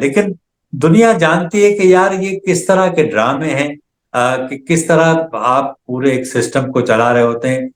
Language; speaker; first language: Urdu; non-native, local second language; Sindhi